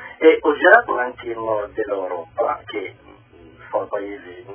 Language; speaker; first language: Italian; non-native, fluent; Arabic